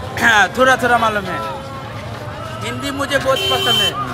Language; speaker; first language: Hindi; non-native, learner; Bangla